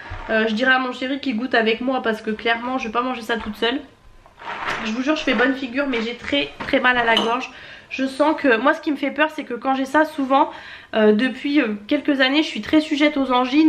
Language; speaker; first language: French; native; French